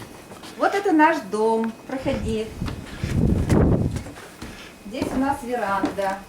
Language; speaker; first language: Russian; native; Russian